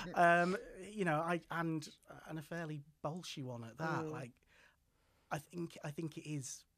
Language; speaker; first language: English; native; English